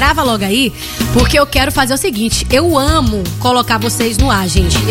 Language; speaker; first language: Portuguese; native; Portuguese